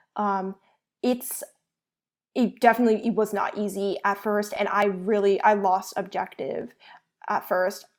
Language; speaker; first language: English; early bilingual, other home language; Chinese